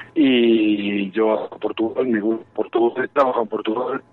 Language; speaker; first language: Spanish; native; Spanish